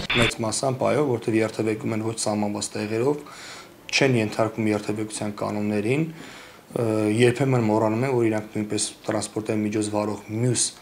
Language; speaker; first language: Armenian; native; Armenian